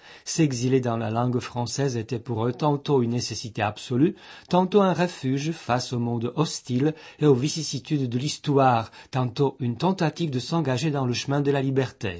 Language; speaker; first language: French; non-native, fluent; Czech